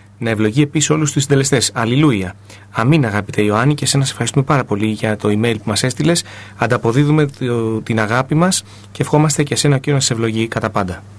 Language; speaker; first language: Greek; native; Greek